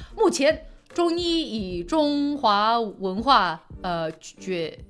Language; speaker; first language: Chinese; early bilingual, heritage; Chinese